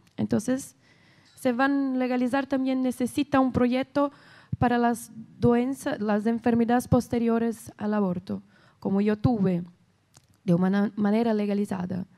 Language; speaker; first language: Spanish; non-native, learner; Portuguese